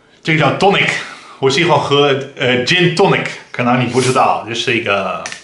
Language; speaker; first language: Chinese; non-native, fluent; Dutch